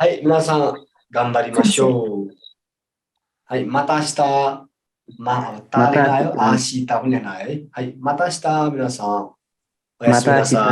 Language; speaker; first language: Japanese; non-native, fluent; Nepali